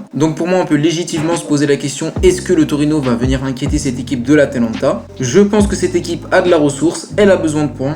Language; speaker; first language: French; native; French